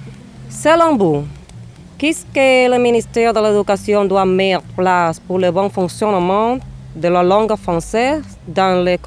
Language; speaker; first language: French; non-native, learner; Spanish